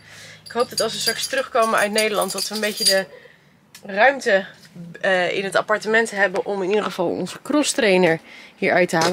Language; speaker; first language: Dutch; native; Dutch